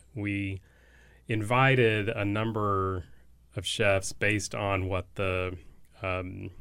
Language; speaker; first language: English; native; English